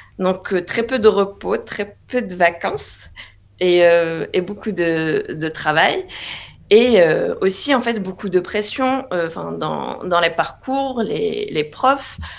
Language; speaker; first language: French; non-native, local second language; Arabic